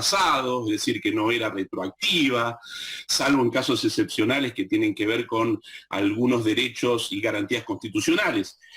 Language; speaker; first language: Spanish; native; Spanish